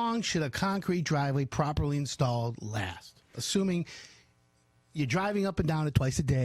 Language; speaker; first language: English; native; English